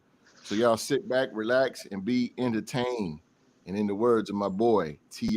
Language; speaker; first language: English; native; English